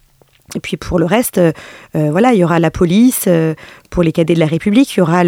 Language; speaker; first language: French; native; French